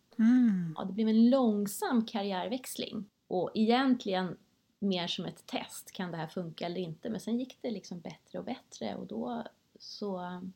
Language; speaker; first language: Swedish; native; Swedish